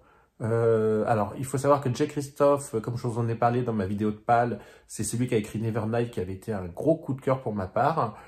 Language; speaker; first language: French; native; French